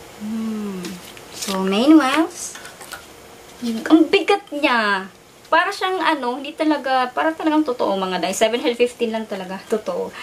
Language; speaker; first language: Filipino; native; Filipino